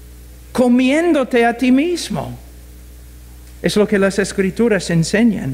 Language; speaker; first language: Spanish; non-native, fluent; English